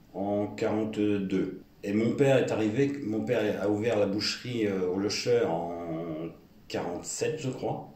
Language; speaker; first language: French; native; French